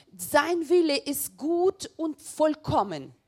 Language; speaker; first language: German; non-native, learner; Russian